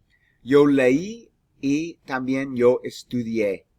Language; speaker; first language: Spanish; non-native, fluent; English